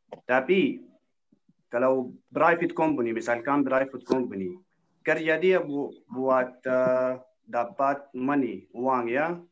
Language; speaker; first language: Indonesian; non-native, learner; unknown